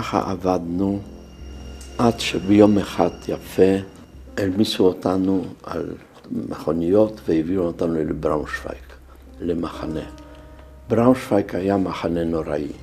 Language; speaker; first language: Hebrew; non-native, fluent; Polish